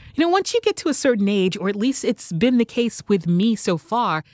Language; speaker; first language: English; native; English